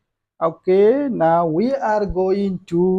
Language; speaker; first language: English; non-native, learner; Rohingya